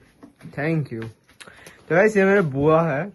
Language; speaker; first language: Hindi; non-native, local second language; Bangla